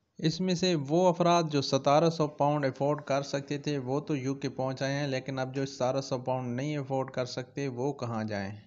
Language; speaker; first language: Urdu; non-native, local second language; Punjabi